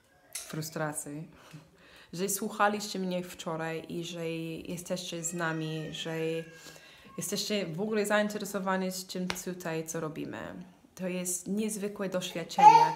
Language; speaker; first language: Polish; non-native, learner; English